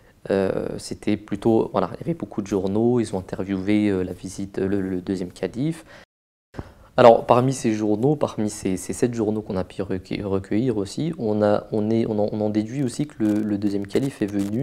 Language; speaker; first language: French; native; French